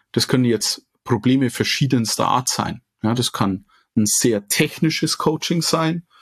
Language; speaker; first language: German; native; German